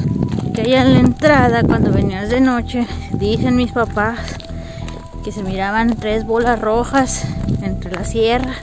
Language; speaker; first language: Spanish; native; Spanish